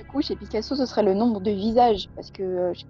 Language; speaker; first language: French; native; French